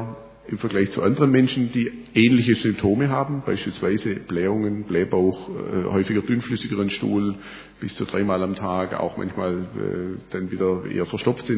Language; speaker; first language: German; native; German